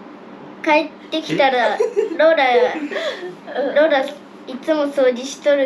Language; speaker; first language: Japanese; early bilingual, other home language; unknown